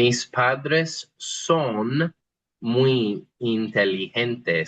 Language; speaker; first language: Spanish; non-native, fluent; English